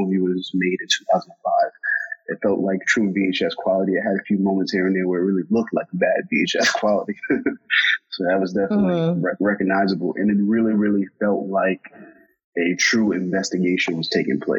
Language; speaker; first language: English; native; English